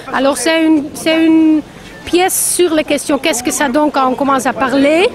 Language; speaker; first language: French; non-native, learner; Dutch